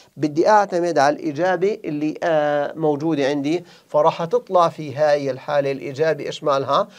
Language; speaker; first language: Arabic; native; Arabic